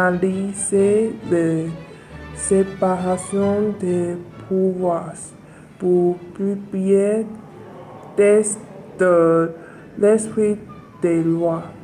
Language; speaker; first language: French; non-native, learner; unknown